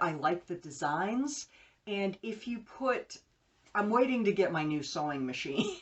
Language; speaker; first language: English; native; English